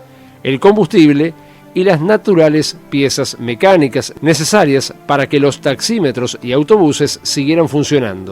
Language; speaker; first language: Spanish; native; Spanish